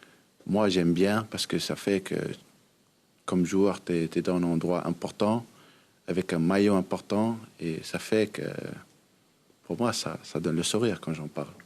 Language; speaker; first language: French; early bilingual, heritage; Danish